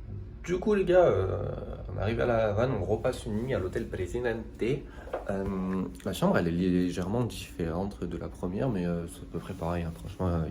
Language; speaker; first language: French; native; French